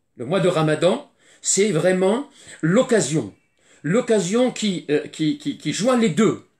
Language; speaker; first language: French; non-native, fluent; Arabic